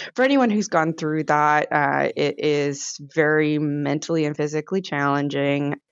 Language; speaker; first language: English; native; English